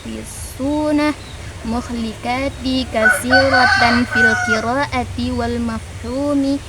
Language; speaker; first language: Arabic; non-native, learner; Indonesian